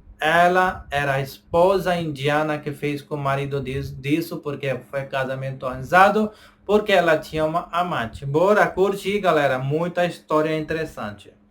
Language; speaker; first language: Portuguese; non-native, learner; Hindi